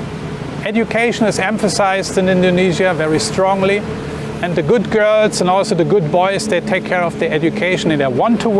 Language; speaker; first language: English; non-native, fluent; German